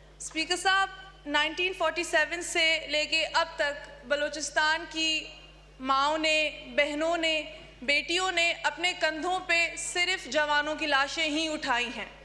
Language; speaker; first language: Urdu; non-native, local second language; Brahui